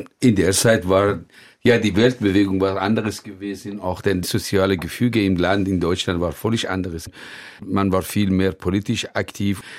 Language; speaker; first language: German; non-native, fluent; Persian